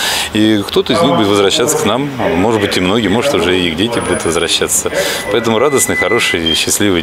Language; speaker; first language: Russian; native; Russian